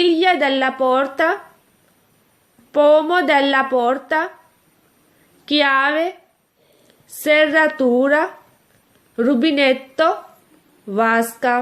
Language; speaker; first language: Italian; non-native, fluent; Urdu